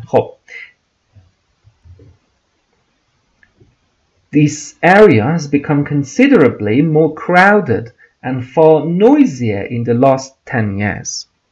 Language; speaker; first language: English; non-native, fluent; Persian